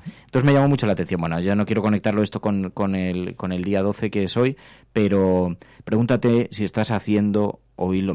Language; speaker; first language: Spanish; native; Spanish